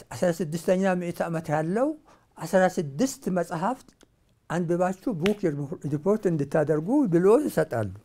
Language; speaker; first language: Amharic; non-native, local second language; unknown